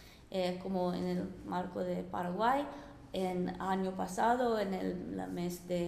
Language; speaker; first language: Spanish; non-native, fluent; English